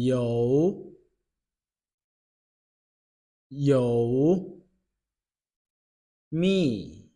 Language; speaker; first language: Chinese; non-native, fluent; Lao